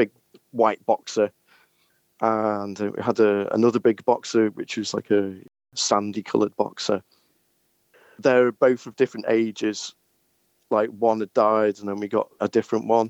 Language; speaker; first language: English; native; English